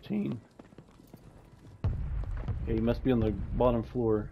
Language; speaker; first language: English; native; English